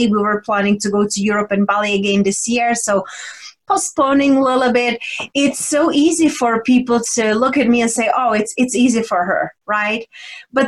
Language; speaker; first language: English; non-native, fluent; Czech